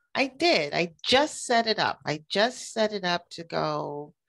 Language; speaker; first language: English; native; English